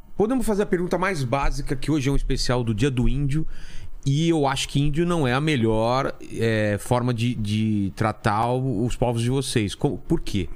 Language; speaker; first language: Portuguese; native; Portuguese